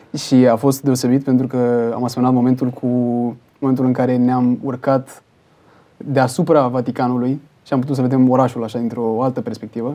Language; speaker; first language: Romanian; early bilingual, heritage; Romanian